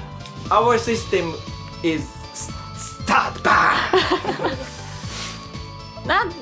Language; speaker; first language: English; non-native, learner; Japanese